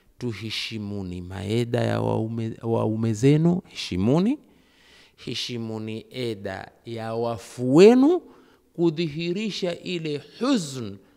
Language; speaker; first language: Swahili; native; Swahili